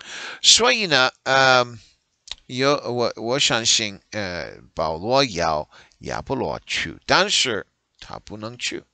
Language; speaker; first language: Chinese; non-native, learner; English